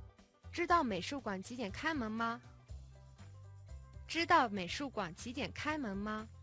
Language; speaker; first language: Chinese; non-native, fluent; Mongolian